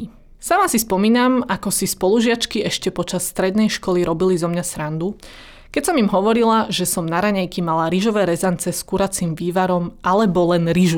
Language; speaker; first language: Slovak; early bilingual, other home language; Vietnamese